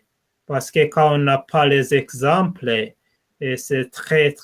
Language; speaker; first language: French; non-native, learner; English